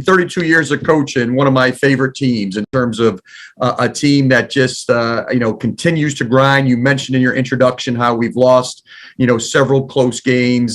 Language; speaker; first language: English; native; English